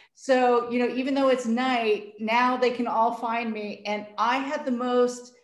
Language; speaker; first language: English; native; English